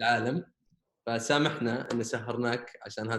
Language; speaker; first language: Arabic; native; Arabic